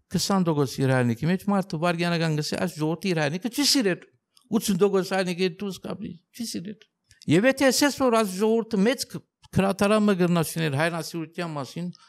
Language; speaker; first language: Armenian; native; Armenian